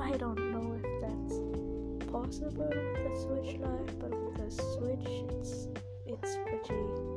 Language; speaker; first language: English; non-native, fluent; German